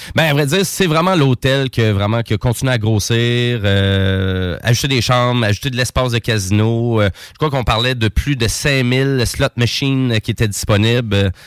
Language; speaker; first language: French; native; French